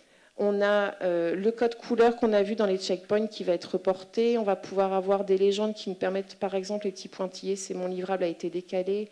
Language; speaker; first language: French; native; French